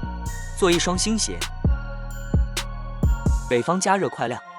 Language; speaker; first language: Chinese; native; Chinese